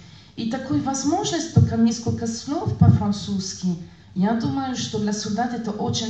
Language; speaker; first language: Russian; non-native, learner; French